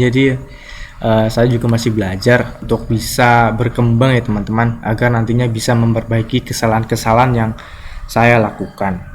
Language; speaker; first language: Indonesian; native; Indonesian